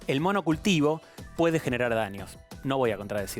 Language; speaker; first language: Spanish; native; Spanish